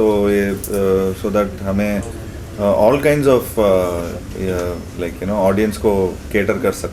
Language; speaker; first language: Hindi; non-native, local second language; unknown